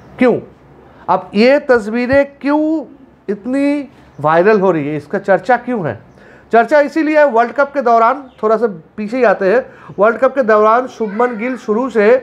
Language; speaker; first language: Hindi; non-native, local second language; Bangla